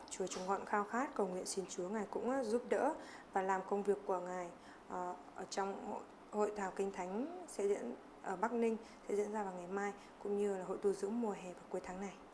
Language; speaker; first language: Vietnamese; native; Vietnamese